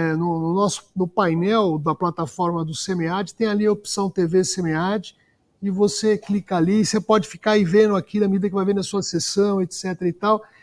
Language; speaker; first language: Portuguese; native; Portuguese